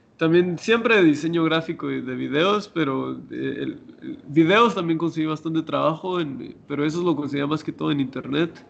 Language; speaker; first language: Spanish; native; Spanish